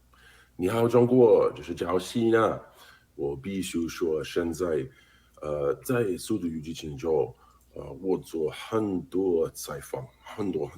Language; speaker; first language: Chinese; non-native, learner; English